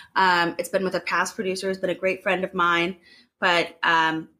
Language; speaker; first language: English; native; English